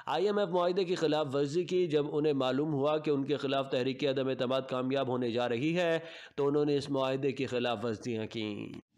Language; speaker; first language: Urdu; non-native, local second language; Punjabi